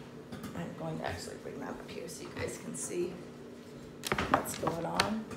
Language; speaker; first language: English; native; English